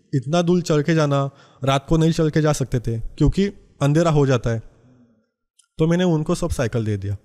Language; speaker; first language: Hindi; non-native, local second language; Marathi